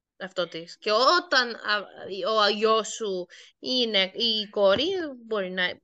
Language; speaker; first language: Greek; native; Greek